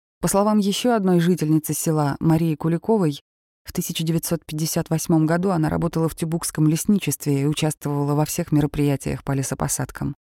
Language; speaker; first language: Russian; native; Russian